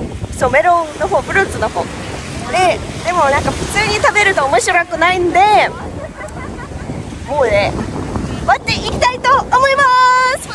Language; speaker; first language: Japanese; non-native, fluent; German